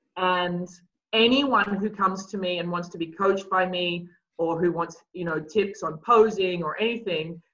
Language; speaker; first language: English; native; English